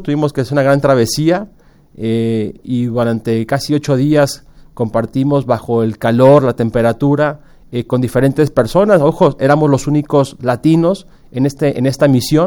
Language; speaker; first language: Spanish; native; Spanish